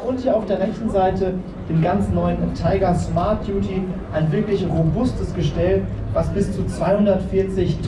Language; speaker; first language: German; native; German